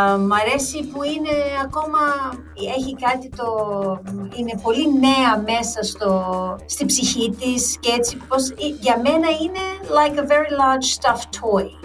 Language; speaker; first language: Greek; early bilingual, heritage; Greek